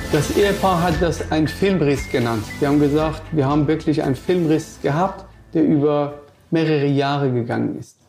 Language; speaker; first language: German; non-native, fluent; Persian